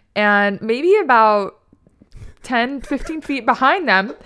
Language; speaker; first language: English; native; English